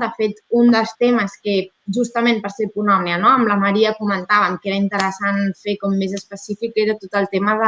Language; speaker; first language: Catalan; native; Catalan